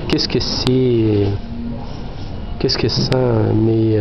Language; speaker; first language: French; non-native, learner; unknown